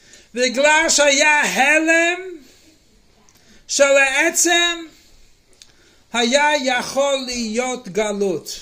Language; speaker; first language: Hebrew; non-native, fluent; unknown